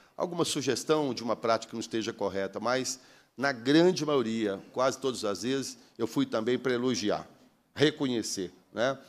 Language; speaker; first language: Portuguese; native; Portuguese